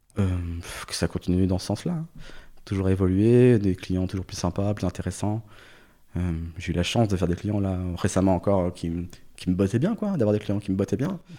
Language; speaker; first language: French; early bilingual, other home language; Portuguese